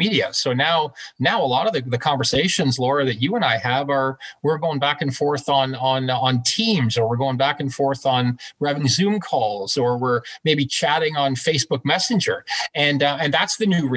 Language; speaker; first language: English; native; English